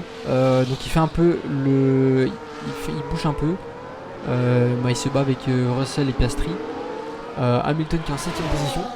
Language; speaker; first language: French; native; French